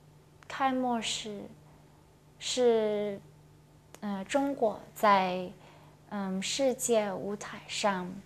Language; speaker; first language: Chinese; non-native, local second language; Cantonese